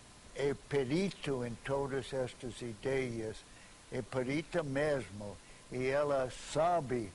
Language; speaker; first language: Portuguese; non-native, fluent; English